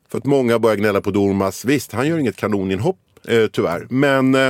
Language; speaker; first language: Swedish; early bilingual, other home language; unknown